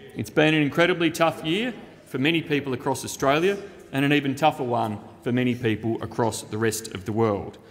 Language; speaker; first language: English; native; English